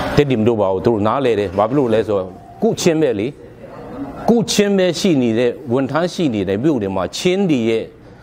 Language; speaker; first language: Burmese; non-native, local second language; Hakha Chin